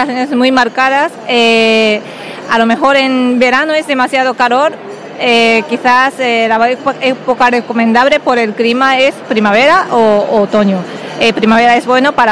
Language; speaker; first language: Spanish; non-native, fluent; Japanese